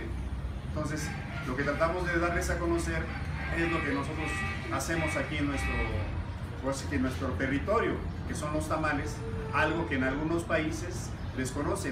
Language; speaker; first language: Spanish; native; Spanish